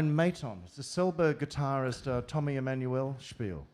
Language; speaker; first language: German; non-native, learner; English